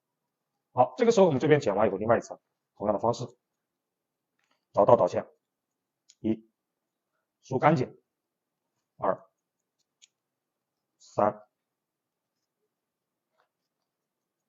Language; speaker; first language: Chinese; native; Chinese